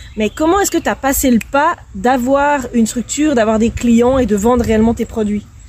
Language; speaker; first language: French; native; French